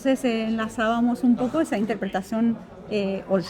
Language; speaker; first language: Spanish; native; Spanish